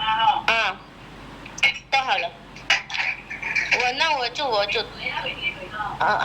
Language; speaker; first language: Chinese; non-native, learner; Indonesian